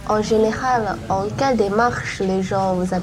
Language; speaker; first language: French; non-native, learner; Chinese